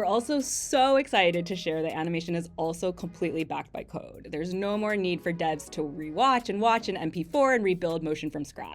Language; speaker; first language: English; native; English